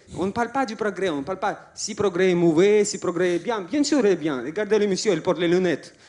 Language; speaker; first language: French; non-native, fluent; Russian